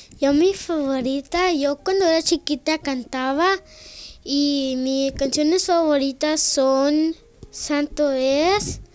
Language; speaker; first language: Spanish; early bilingual, heritage; Spanish